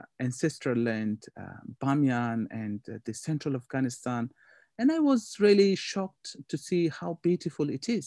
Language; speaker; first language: English; non-native, local second language; Hazaragi